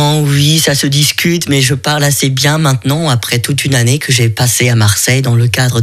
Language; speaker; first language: French; non-native, fluent; German